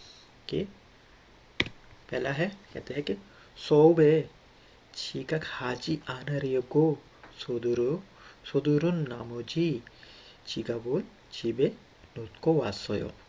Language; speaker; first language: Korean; non-native, fluent; Urdu